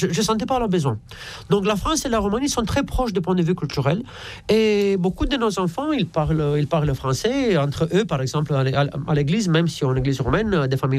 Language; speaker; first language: French; non-native, fluent; Romanian